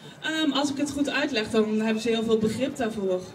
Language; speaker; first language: Dutch; native; Dutch